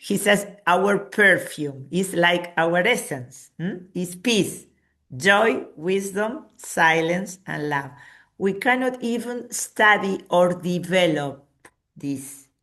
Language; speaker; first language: English; non-native, fluent; Spanish